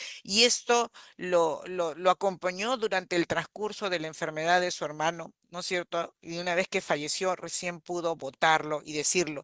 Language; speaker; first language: Spanish; native; Spanish